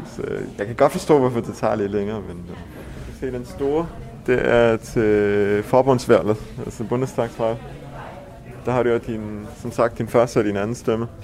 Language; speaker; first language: Danish; early bilingual, heritage; Danish